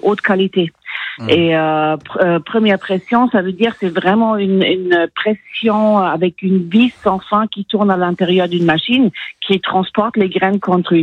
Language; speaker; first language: French; non-native, fluent; German